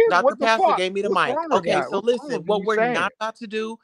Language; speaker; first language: English; native; English